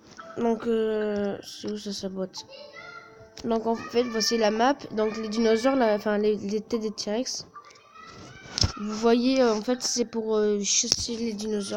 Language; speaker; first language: French; native; French